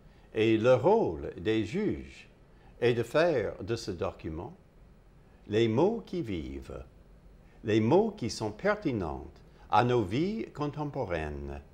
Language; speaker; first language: French; non-native, fluent; English